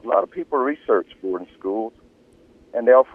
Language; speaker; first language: English; early bilingual, other home language; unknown